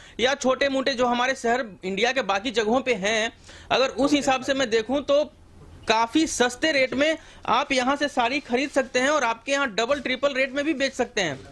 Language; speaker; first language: Hindi; native; Hindi